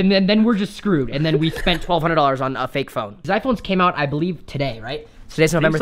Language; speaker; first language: English; native; English